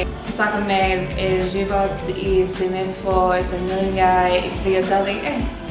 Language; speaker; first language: Macedonian; non-native, learner; English